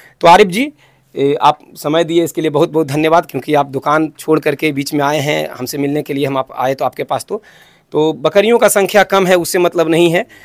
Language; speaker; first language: Hindi; native; Hindi